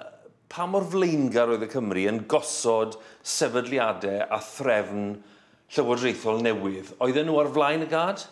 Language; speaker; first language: Welsh; native; Welsh